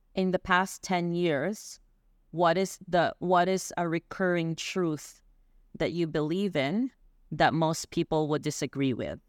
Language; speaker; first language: English; non-native, local second language; Filipino